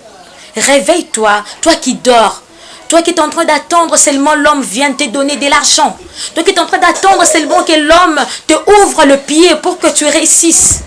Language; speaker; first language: French; non-native, local second language; Lingala